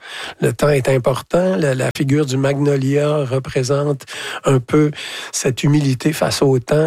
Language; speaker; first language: French; native; French